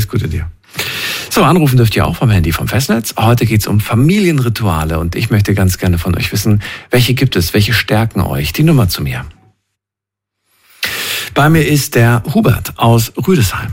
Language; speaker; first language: German; native; German